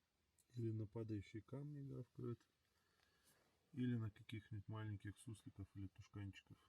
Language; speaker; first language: Russian; native; Russian